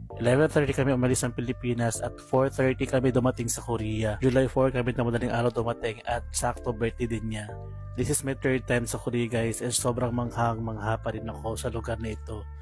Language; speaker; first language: Filipino; native; Filipino